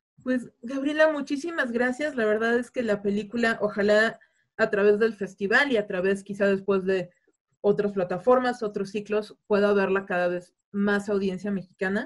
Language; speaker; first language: Spanish; native; Spanish